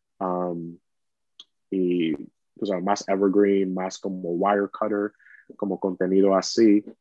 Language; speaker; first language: Spanish; early bilingual, heritage; Spanish